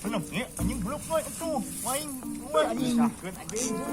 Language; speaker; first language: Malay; non-native, local second language; Sundanese